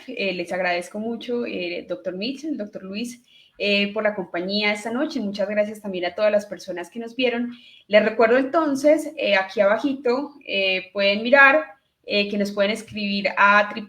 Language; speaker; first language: Spanish; native; Spanish